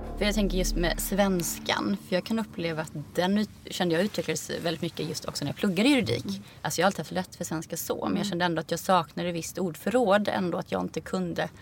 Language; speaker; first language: Swedish; early bilingual, other home language; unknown